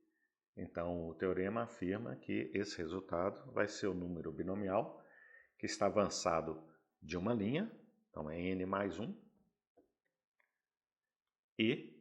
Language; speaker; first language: Portuguese; native; Portuguese